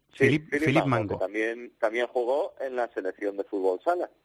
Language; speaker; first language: Spanish; native; Spanish